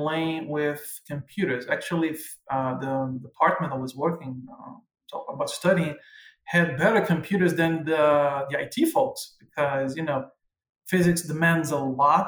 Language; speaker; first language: English; non-native, fluent; Portuguese